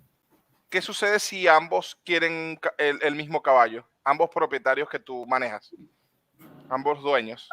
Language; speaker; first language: Spanish; native; Spanish